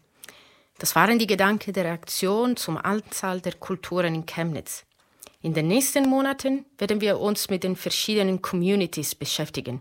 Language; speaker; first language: German; non-native, fluent; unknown